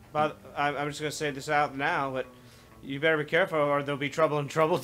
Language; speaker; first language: English; native; English